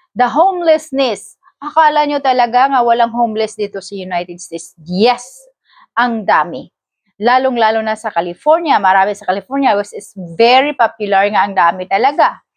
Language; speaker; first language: Filipino; non-native, local second language; Cebuano